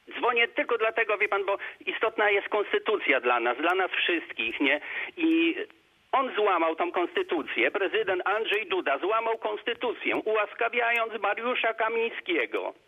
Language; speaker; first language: Polish; native; Polish